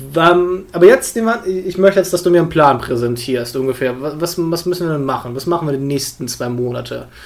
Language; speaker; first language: German; early bilingual, other home language; Russian